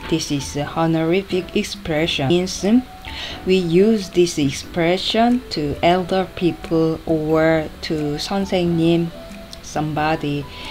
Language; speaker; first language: English; non-native, fluent; Korean